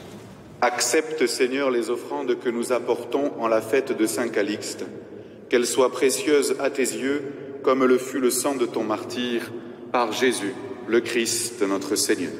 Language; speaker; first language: French; native; French